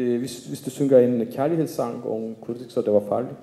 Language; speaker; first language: Danish; non-native, fluent; Turkish